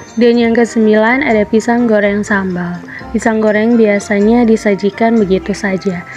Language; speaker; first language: Indonesian; native; Indonesian